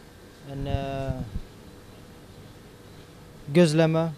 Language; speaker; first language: Dutch; non-native, local second language; Kurdish